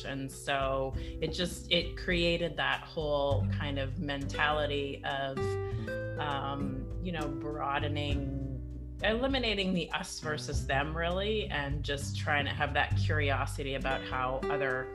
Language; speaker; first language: English; native; English